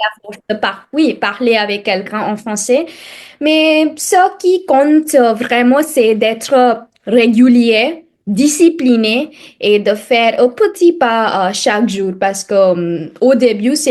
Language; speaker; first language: French; non-native, fluent; Hindi